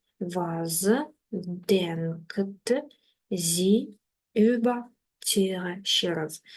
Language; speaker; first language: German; non-native, fluent; Ukrainian